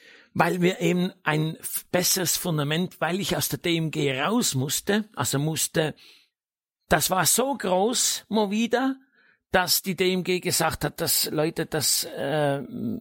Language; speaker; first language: German; native; German